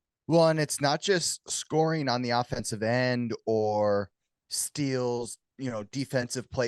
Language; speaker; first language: English; native; English